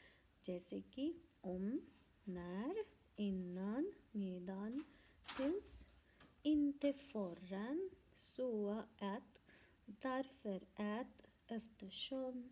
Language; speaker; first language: Swedish; non-native, learner; Hindi